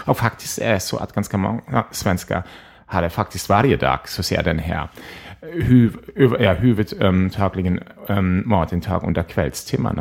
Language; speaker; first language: Swedish; non-native, fluent; German